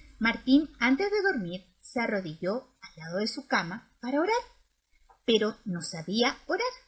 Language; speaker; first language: Spanish; native; Spanish